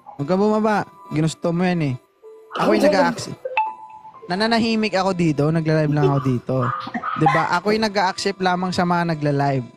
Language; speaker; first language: Filipino; native; Filipino